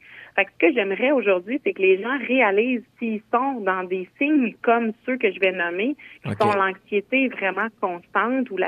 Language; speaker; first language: French; native; French